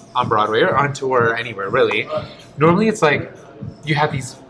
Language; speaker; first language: English; early bilingual, other home language; Polish